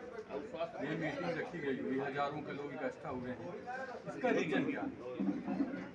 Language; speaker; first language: Hindi; native; Hindi